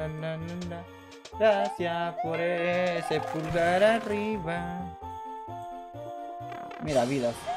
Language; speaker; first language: Spanish; native; Spanish